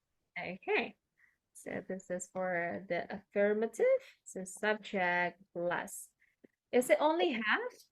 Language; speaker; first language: English; non-native, fluent; Indonesian